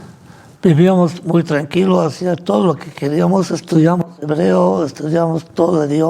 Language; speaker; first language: Spanish; non-native, fluent; Arabic